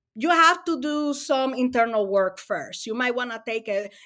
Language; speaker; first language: English; non-native, fluent; Spanish